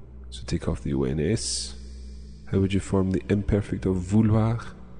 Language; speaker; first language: English; native; English